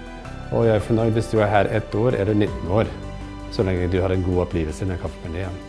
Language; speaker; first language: Norwegian; non-native, fluent; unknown